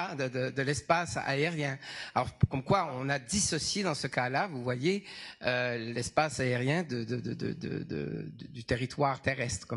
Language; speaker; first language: French; native; French